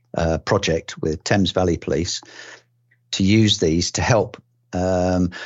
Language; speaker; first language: English; native; English